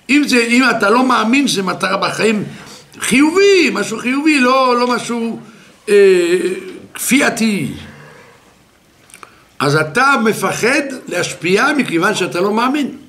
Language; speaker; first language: Hebrew; non-native, fluent; French